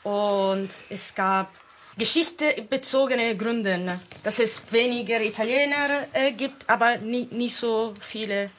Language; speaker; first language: German; non-native, fluent; Italian